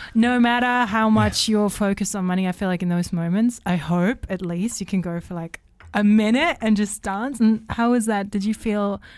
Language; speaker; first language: English; non-native, fluent; German